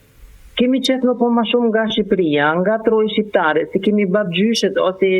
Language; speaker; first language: Albanian; non-native, learner; German